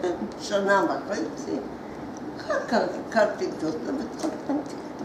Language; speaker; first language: Hebrew; early bilingual, other home language; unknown